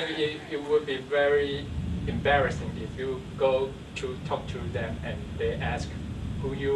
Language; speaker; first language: English; non-native, learner; Chinese